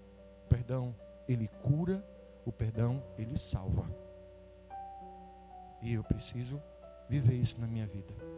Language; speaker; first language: Portuguese; native; Portuguese